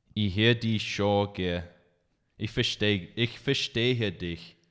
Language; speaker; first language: German; non-native, learner; English